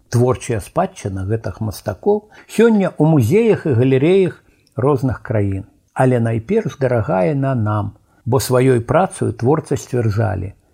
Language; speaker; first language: Belarusian; native; Belarusian